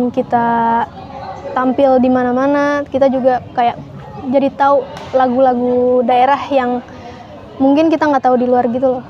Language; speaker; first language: Indonesian; native; Indonesian